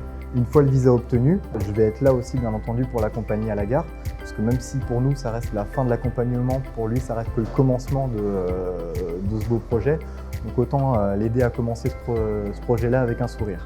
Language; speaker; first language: French; native; French